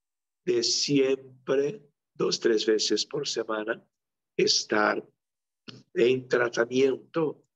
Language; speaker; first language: Spanish; non-native, local second language; Portuguese